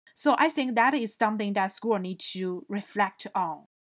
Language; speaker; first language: English; non-native, fluent; Chinese